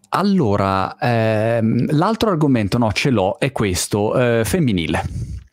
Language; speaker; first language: Italian; native; Italian